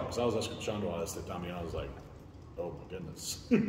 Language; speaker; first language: English; native; English